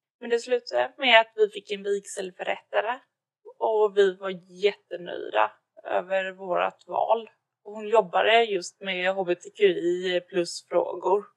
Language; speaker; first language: Swedish; native; Swedish